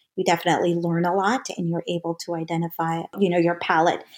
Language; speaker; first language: English; native; English